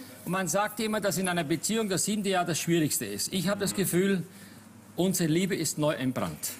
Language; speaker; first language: German; native; German